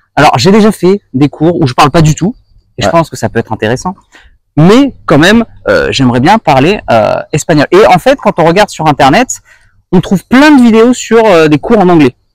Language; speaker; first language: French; native; French